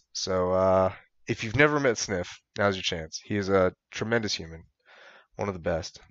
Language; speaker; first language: English; native; English